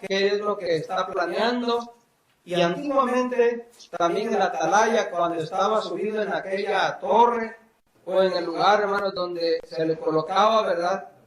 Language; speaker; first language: Spanish; native; Spanish